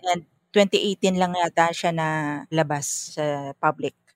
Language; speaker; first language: Filipino; native; Filipino